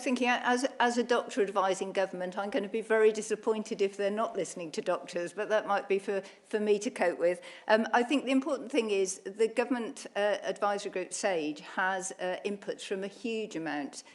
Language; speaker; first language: English; native; English